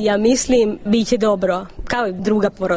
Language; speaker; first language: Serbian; non-native, learner; Hungarian